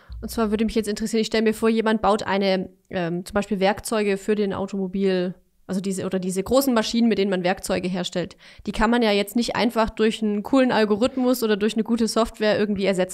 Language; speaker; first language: German; native; German